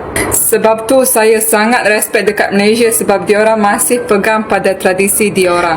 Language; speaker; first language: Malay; non-native, fluent; Bosnian